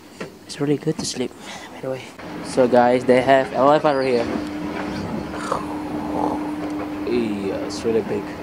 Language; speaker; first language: English; non-native, learner; Indonesian